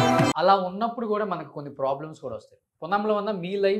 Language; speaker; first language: Telugu; native; Telugu